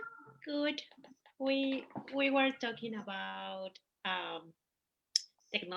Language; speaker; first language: English; non-native, learner; Spanish